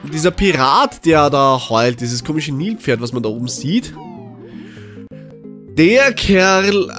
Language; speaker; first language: German; native; German